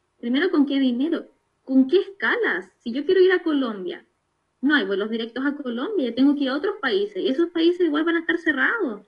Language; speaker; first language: Spanish; native; Spanish